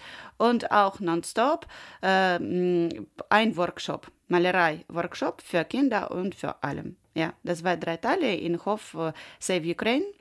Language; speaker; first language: German; non-native, learner; Ukrainian